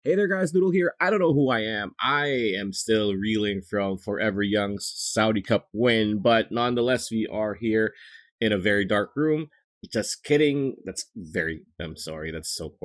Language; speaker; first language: English; native; English